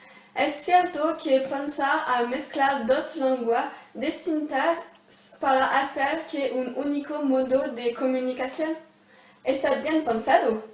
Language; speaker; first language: Spanish; non-native, learner; French